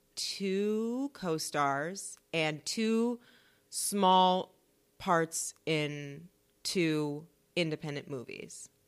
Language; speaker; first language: English; native; English